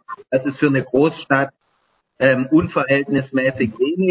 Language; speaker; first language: German; native; German